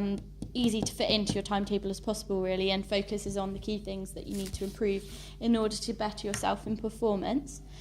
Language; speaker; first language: English; native; English